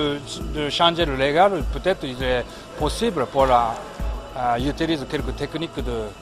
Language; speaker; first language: French; non-native, learner; Japanese